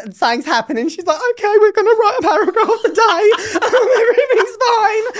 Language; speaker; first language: English; native; English